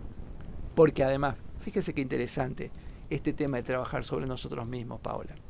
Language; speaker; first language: Spanish; native; Spanish